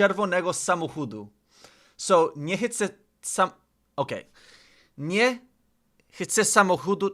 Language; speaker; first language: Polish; non-native, learner; English